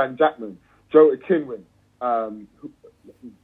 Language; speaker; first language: English; native; English